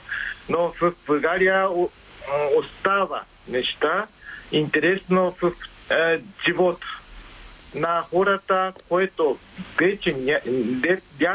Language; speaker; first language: Bulgarian; non-native, learner; Japanese